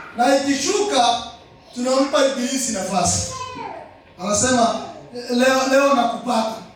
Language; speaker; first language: Swahili; non-native, local second language; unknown